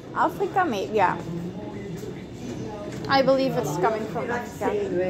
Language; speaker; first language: English; non-native, fluent; Dutch